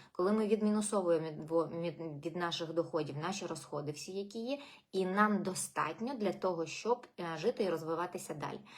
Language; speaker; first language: Ukrainian; non-native, local second language; Russian